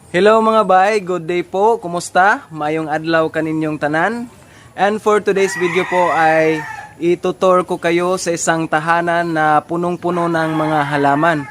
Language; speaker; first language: Filipino; non-native, local second language; Cebuano